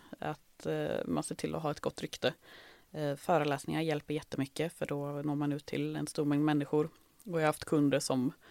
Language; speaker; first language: Swedish; native; Swedish